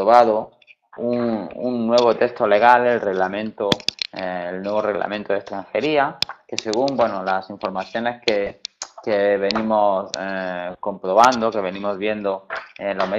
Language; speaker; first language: Spanish; native; Spanish